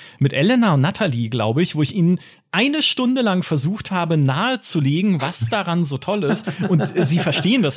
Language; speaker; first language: German; native; German